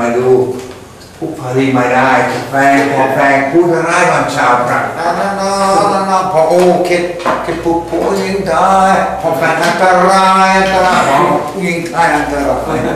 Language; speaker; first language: Thai; non-native, learner; English